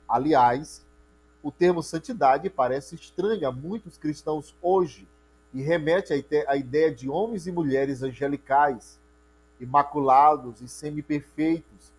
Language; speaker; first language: Portuguese; native; Portuguese